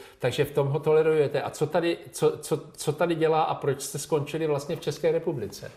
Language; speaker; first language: Czech; native; Czech